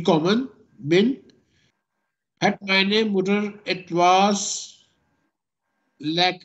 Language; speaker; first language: German; non-native, learner; Urdu